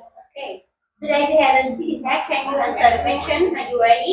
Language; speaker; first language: English; non-native, fluent; Vietnamese